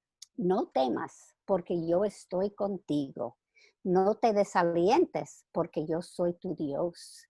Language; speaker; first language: Spanish; non-native, fluent; English